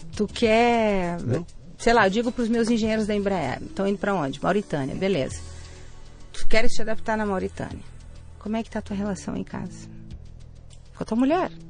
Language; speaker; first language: Portuguese; native; Portuguese